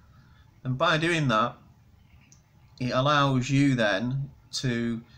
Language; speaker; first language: English; native; English